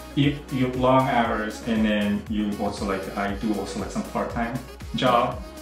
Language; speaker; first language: English; non-native, fluent; Indonesian